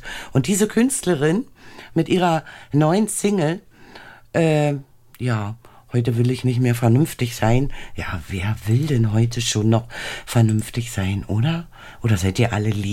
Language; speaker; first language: German; native; German